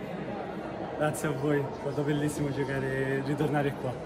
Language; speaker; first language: Italian; native; Italian